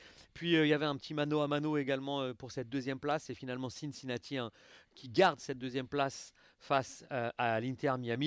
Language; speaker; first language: French; native; French